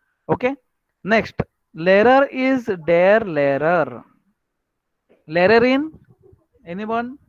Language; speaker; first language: German; non-native, learner; Marathi